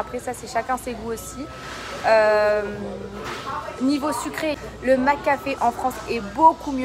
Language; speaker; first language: French; native; French